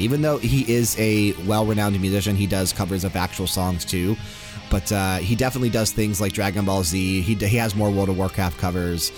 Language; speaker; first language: English; native; English